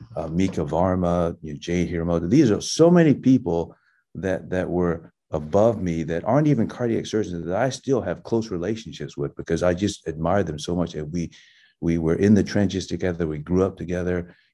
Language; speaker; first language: English; early bilingual, other home language; Min Nan Chinese